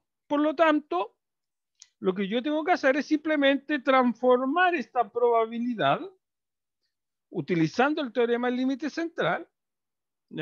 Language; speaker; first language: Spanish; native; Spanish